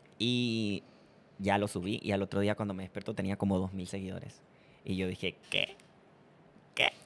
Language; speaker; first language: Spanish; native; Spanish